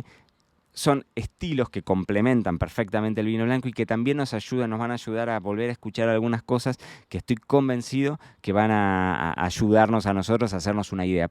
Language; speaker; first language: Spanish; native; Spanish